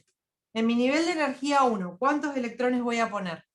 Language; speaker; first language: Spanish; native; Spanish